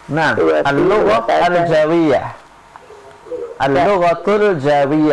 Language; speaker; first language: Arabic; non-native, fluent; Indonesian